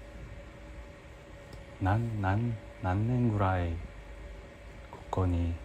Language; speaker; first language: Japanese; non-native, learner; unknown